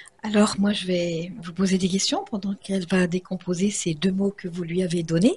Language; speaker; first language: French; native; French